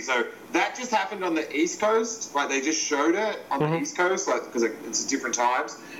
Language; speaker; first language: English; native; English